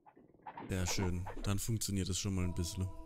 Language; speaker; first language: German; native; German